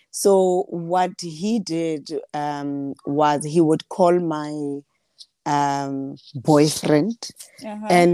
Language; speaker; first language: English; non-native, local second language; Southern Sotho